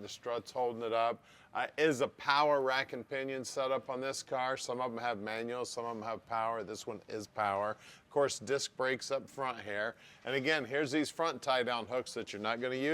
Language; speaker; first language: English; native; English